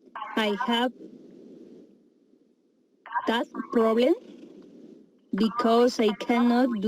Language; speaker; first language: English; non-native, learner; Spanish